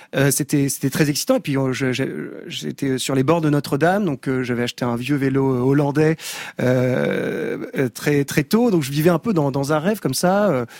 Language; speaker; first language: French; native; French